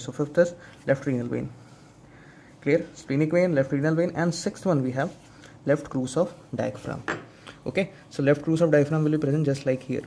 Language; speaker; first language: English; non-native, local second language; Hindi